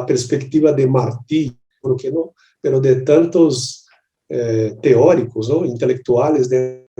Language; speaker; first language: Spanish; non-native, learner; Portuguese